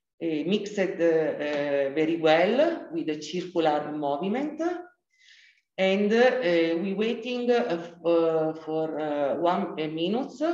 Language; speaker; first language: English; non-native, learner; Italian